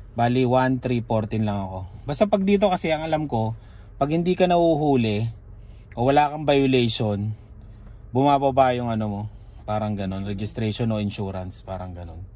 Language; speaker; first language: Filipino; native; Filipino